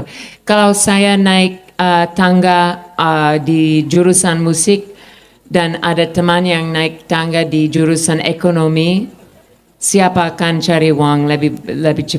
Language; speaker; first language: Indonesian; non-native, fluent; English